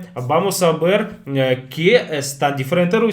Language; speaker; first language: Spanish; non-native, fluent; Russian